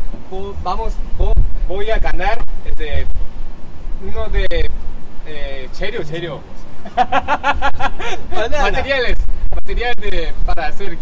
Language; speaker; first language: Spanish; non-native, learner; Korean